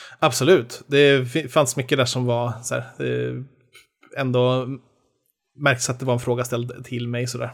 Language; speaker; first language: Swedish; native; Swedish